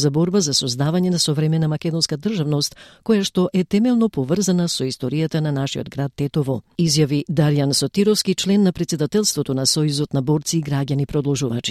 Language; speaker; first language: Macedonian; native; Macedonian